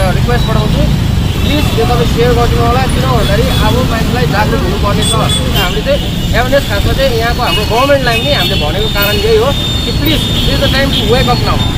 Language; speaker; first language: Nepali; native; Nepali